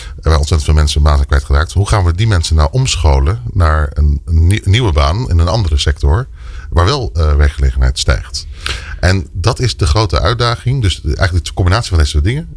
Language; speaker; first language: Dutch; native; Dutch